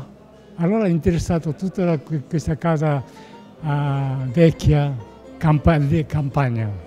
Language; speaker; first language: Italian; non-native, learner; Japanese